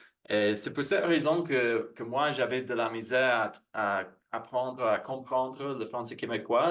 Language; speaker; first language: French; non-native, fluent; English